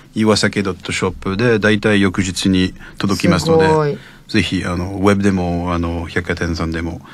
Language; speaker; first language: Japanese; non-native, fluent; French